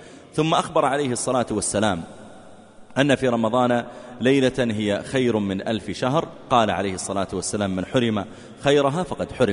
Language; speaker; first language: Arabic; native; Arabic